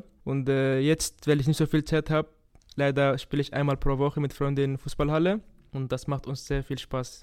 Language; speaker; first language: German; non-native, fluent; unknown